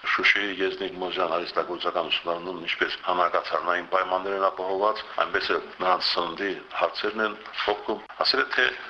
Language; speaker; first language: Armenian; native; Armenian